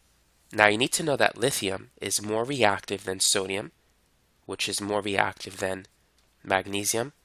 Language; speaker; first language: English; native; English